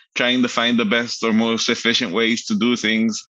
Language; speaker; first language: English; early bilingual, other home language; Spanish